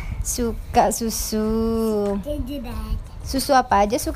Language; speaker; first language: Indonesian; native; Indonesian